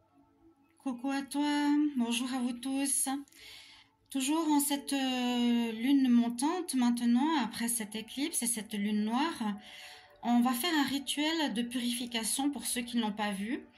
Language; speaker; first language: French; native; French